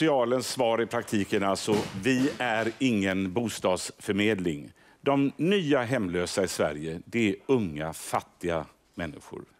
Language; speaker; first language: Swedish; native; Swedish